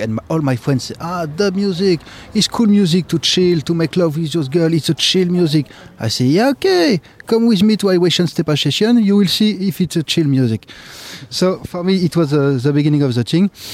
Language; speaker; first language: English; non-native, fluent; French